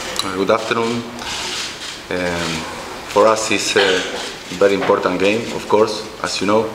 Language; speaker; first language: English; non-native, fluent; Spanish